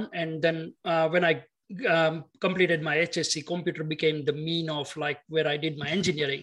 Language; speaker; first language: English; non-native, local second language; Gujarati